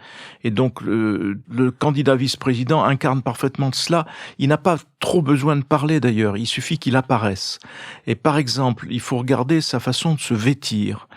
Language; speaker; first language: French; native; French